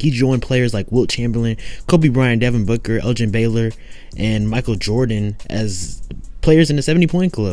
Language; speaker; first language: English; native; English